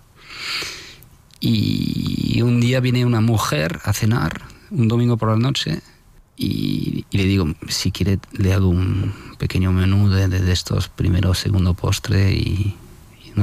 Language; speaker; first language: Spanish; non-native, fluent; French